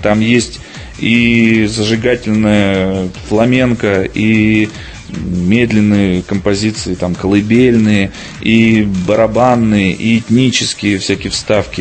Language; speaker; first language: Russian; native; Russian